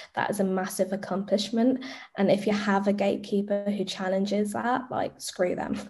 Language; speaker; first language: English; native; English